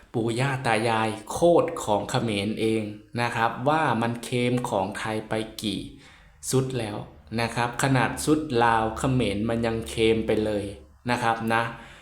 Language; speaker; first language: Thai; native; Thai